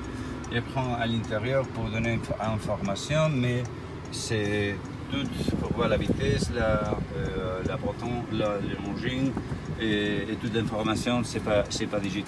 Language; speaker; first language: French; non-native, learner; Spanish